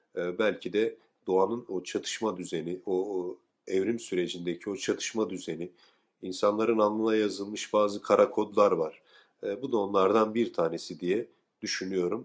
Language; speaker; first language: Turkish; native; Turkish